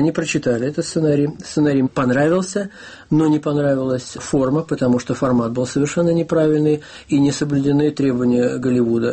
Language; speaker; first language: Russian; native; Russian